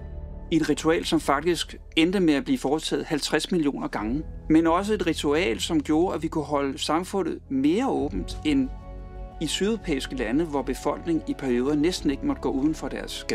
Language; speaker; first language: Danish; native; Danish